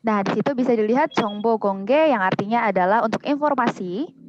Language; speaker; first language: Indonesian; native; Indonesian